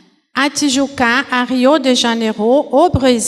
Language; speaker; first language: French; non-native, fluent; Portuguese